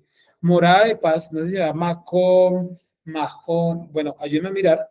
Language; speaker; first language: Spanish; native; Spanish